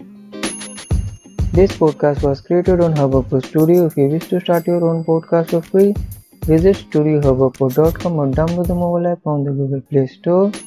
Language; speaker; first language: English; non-native, local second language; Hindi